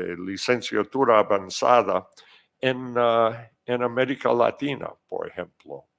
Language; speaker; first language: Spanish; non-native, fluent; English